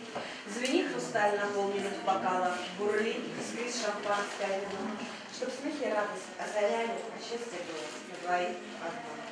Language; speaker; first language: Russian; native; Russian